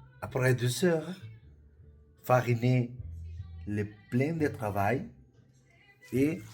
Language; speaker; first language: French; non-native, learner; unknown